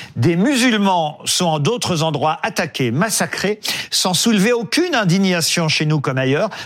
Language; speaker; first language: French; native; French